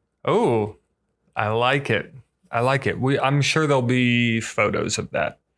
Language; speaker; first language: English; native; English